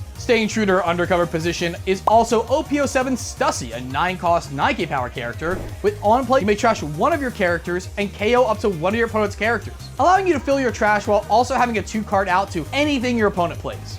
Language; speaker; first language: English; native; English